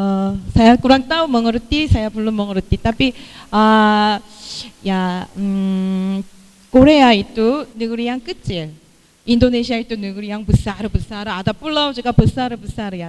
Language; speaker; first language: Indonesian; non-native, fluent; Korean